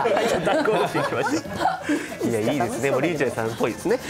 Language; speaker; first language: Japanese; native; Japanese